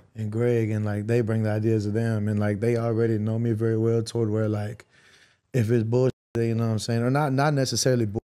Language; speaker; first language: English; native; English